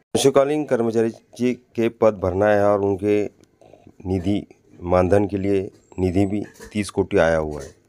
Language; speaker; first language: Hindi; non-native, local second language; Marathi